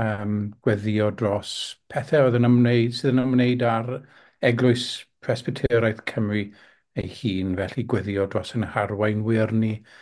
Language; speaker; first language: Welsh; non-native, local second language; English